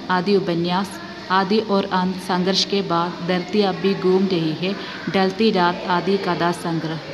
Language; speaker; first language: Hindi; non-native, local second language; Malayalam